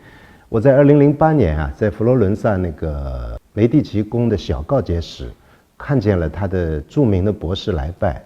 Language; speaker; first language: Chinese; native; Chinese